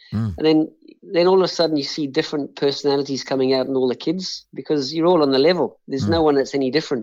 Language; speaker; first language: English; native; English